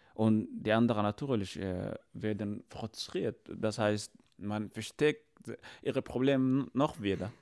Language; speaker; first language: German; non-native, learner; Arabic